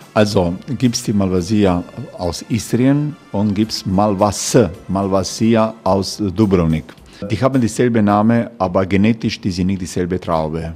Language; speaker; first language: German; non-native, learner; Croatian